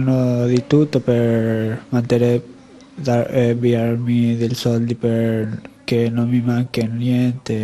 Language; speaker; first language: Italian; early bilingual, other home language; Spanish